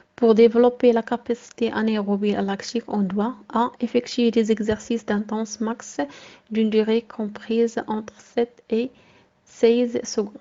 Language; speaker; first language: French; non-native, local second language; Arabic